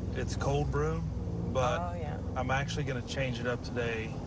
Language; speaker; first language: English; native; English